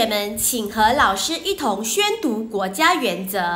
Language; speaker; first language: Chinese; native; Chinese